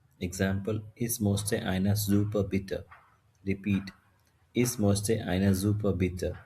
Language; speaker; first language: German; non-native, fluent; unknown